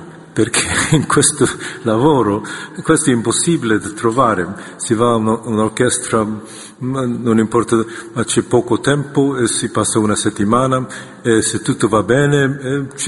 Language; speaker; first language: Italian; non-native, fluent; Korean